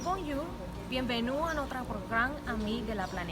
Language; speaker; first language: French; non-native, learner; Spanish